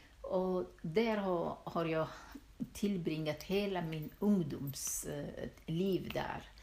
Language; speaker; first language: Swedish; non-native, fluent; Turoyo